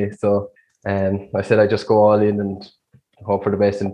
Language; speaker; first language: English; native; English